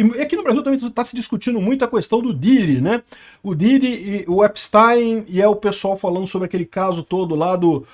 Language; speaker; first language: Portuguese; native; Portuguese